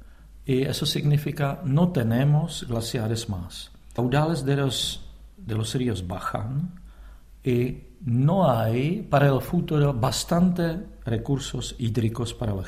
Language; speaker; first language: Spanish; non-native, fluent; Czech